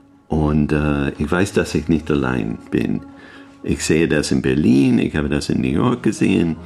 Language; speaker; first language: German; non-native, learner; English